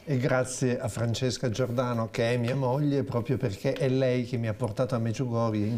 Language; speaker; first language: Italian; native; Italian